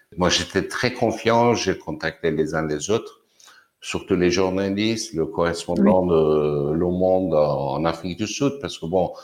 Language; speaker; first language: French; non-native, fluent; Persian